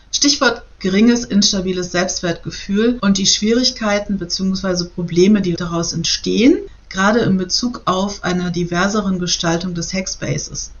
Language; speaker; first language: German; native; German